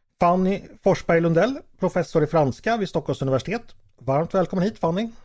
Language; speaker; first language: Swedish; native; Swedish